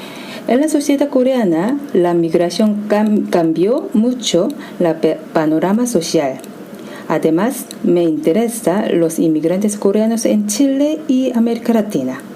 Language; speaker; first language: Spanish; non-native, fluent; Korean